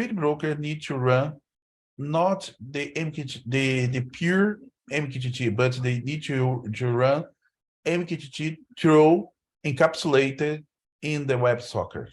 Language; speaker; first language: English; non-native, learner; Portuguese